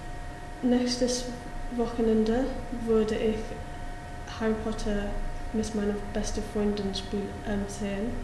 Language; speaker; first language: German; non-native, learner; English